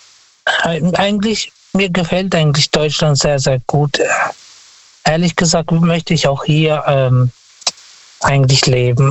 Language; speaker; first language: German; non-native, fluent; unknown